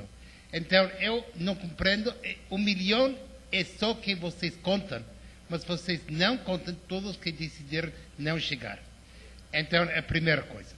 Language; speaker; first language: Portuguese; non-native, fluent; English